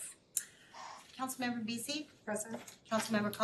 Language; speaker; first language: English; native; English